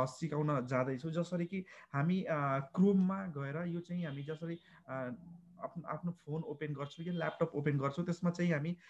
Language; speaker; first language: Nepali; non-native, local second language; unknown